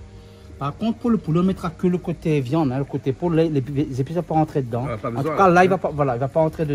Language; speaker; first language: French; non-native, local second language; Réunion Creole French